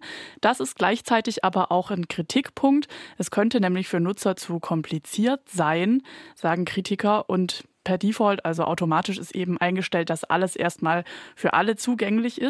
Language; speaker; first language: German; native; German